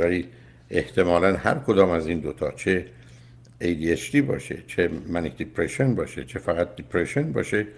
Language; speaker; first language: Persian; native; Persian